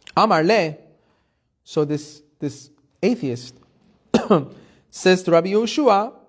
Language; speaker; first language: English; early bilingual, heritage; Persian